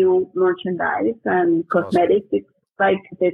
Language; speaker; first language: English; non-native, fluent; Spanish